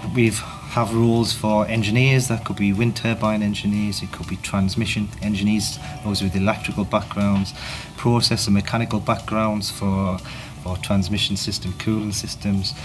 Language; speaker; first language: English; native; English